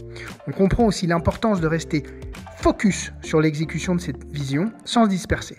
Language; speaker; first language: French; native; French